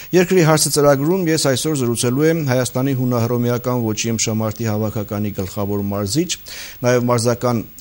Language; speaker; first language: Armenian; native; Armenian